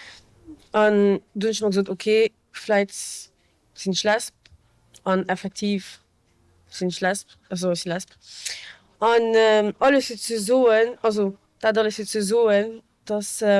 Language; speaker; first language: German; non-native, local second language; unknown